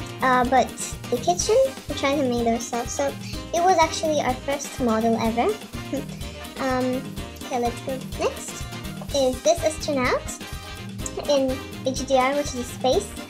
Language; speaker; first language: English; non-native, learner; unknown